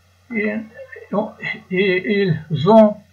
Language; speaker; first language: French; non-native, learner; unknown